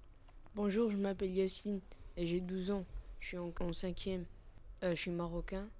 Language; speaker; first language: French; non-native, learner; Arabic